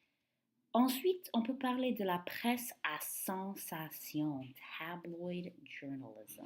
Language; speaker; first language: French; non-native, fluent; English